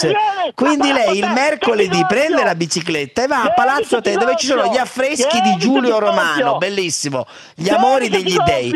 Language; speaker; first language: Italian; native; Italian